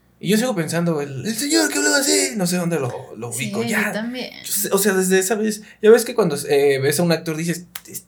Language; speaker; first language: Spanish; native; Spanish